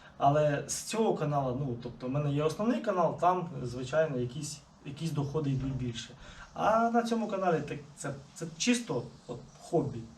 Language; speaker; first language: Ukrainian; non-native, local second language; Russian